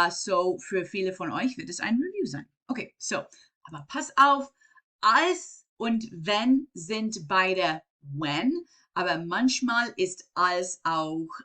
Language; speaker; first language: German; non-native, fluent; English